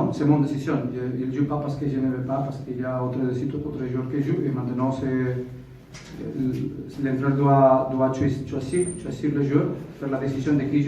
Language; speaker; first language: French; non-native, fluent; Spanish